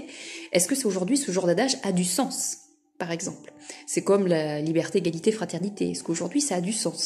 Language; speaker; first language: French; native; French